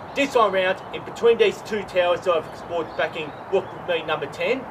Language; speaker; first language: English; native; English